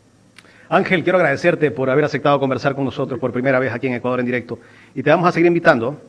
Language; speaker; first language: Spanish; native; Spanish